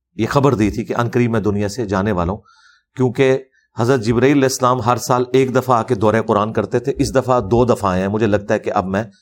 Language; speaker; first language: Urdu; non-native, local second language; Punjabi